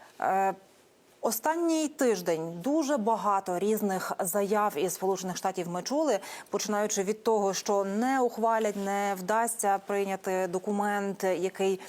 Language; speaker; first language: Ukrainian; native; Ukrainian